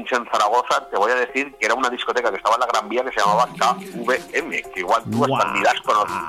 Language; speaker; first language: Spanish; native; Spanish